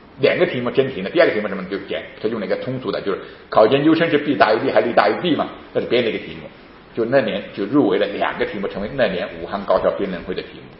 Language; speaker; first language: Chinese; native; Chinese